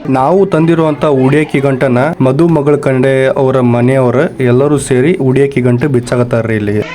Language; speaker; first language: Kannada; non-native, local second language; Lambadi